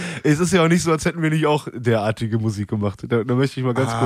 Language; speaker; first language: German; native; German